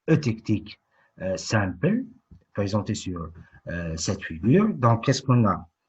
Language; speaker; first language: French; non-native, local second language; Arabic